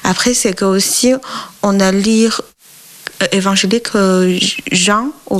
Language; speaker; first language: French; non-native, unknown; Chinese